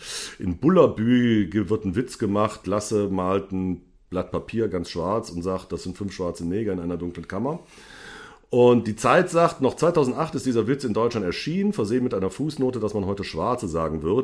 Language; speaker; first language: German; native; German